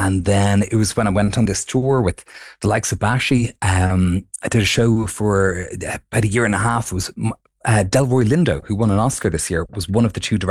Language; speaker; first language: English; native; English